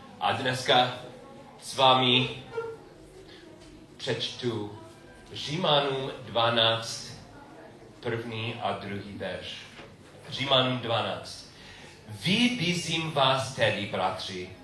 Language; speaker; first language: Czech; non-native, learner; English